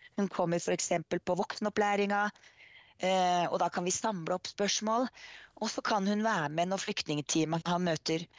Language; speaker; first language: Norwegian; native; Norwegian